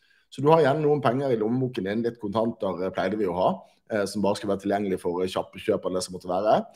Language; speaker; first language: Norwegian; native; Norwegian